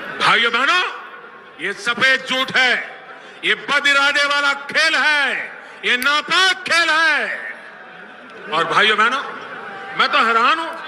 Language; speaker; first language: Hindi; native; Hindi